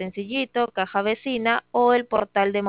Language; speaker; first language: Spanish; native; Spanish